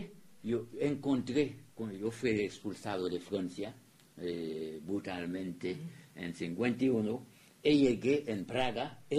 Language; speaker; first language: Spanish; non-native, fluent; French